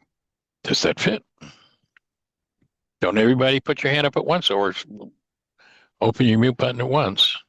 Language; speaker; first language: English; native; English